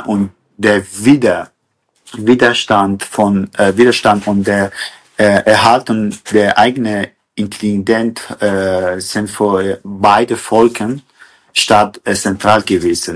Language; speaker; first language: German; non-native, fluent; Kurdish